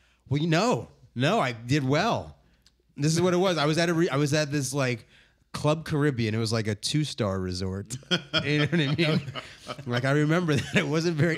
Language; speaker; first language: English; native; English